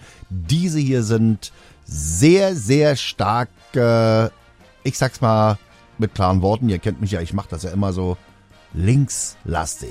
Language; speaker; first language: German; native; German